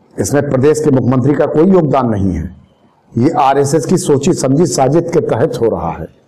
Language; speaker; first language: Hindi; native; Hindi